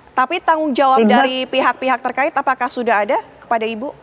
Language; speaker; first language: Indonesian; native; Indonesian